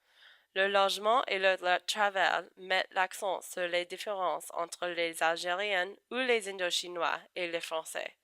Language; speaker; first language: French; non-native, fluent; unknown